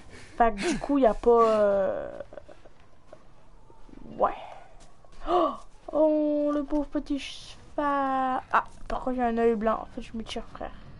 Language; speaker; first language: French; native; French